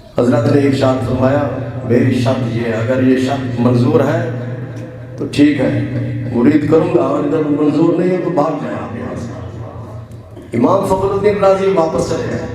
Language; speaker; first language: Urdu; non-native, local second language; Punjabi